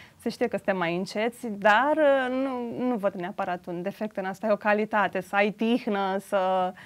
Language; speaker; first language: Romanian; native; Romanian